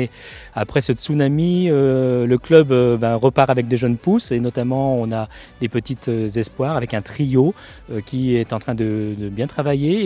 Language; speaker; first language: French; native; French